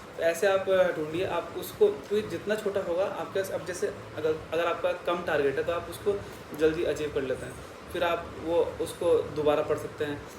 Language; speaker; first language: Hindi; native; Hindi